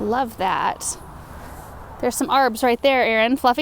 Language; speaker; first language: English; native; English